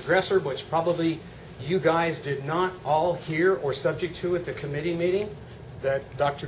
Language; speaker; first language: English; native; English